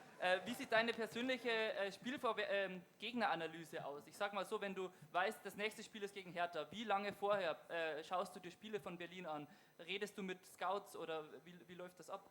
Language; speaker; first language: German; native; German